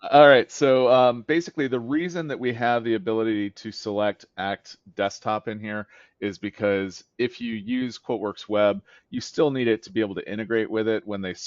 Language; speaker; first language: English; native; English